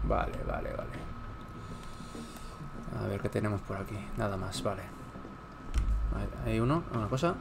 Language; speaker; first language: Spanish; native; Spanish